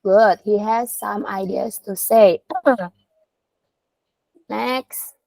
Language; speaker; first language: English; non-native, learner; Indonesian